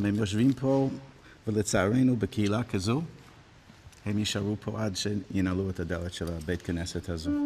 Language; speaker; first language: Hebrew; non-native, fluent; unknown